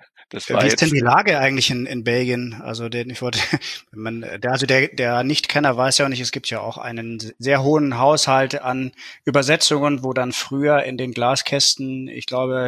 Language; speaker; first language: German; native; German